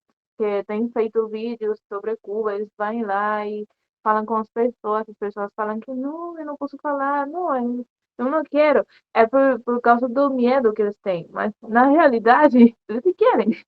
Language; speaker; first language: Portuguese; non-native, learner; Spanish